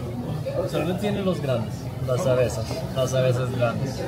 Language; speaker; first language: Spanish; non-native, learner; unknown